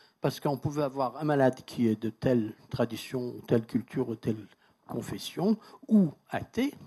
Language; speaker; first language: French; non-native, fluent; Persian